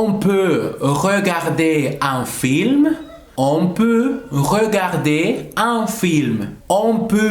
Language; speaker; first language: French; non-native, fluent; Spanish